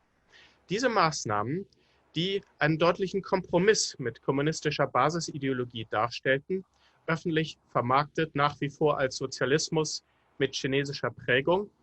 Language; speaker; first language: German; native; German